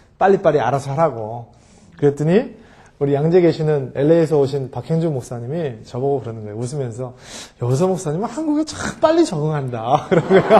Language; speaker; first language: Korean; early bilingual, heritage; Korean